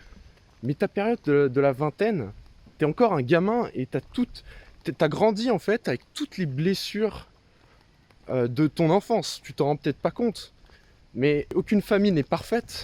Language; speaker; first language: French; native; French